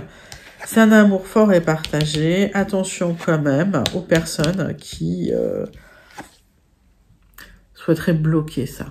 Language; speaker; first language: French; native; French